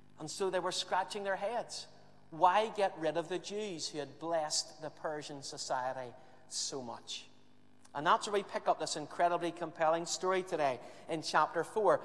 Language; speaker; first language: English; native; English